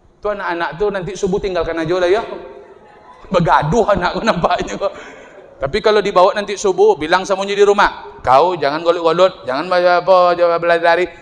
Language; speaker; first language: Malay; native; Malay